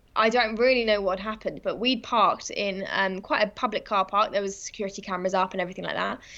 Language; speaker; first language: English; native; English